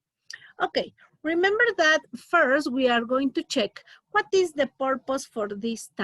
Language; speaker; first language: English; non-native, learner; Spanish